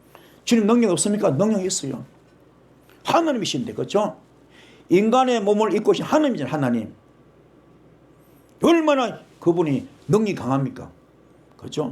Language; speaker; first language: Korean; native; Korean